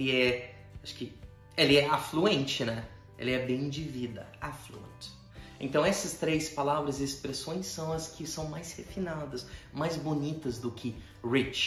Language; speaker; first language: Portuguese; non-native, fluent; English